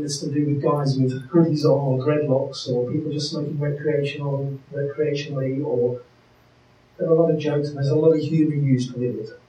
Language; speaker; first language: English; native; English